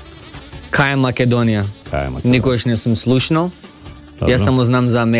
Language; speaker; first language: Macedonian; early bilingual, heritage; Macedonian